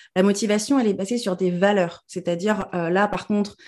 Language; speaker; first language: French; native; French